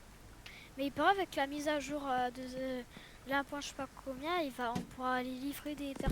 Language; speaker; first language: French; native; French